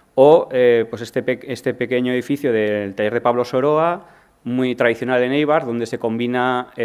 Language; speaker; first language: Spanish; native; Spanish